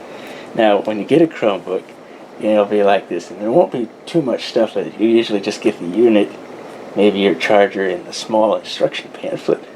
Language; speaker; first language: English; native; English